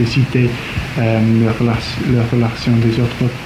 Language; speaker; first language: French; non-native, learner; English